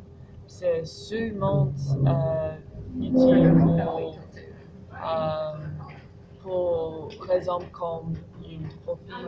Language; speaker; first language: French; non-native, learner; English